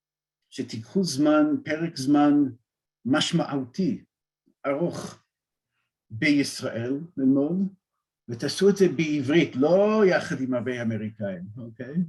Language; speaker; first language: Hebrew; non-native, fluent; English